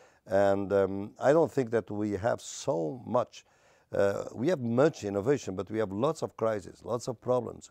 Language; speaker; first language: English; non-native, fluent; Portuguese